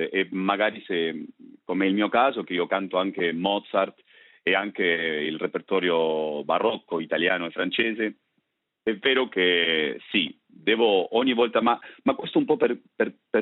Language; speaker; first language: Italian; non-native, fluent; Spanish